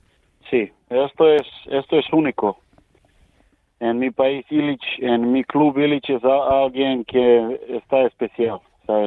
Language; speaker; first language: Spanish; non-native, learner; Serbian